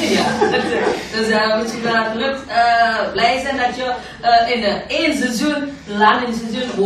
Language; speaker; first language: Dutch; non-native, learner; Indonesian